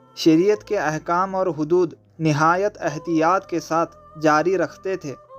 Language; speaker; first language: Urdu; native; Urdu